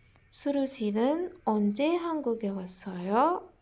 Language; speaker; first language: Korean; non-native, fluent; Indonesian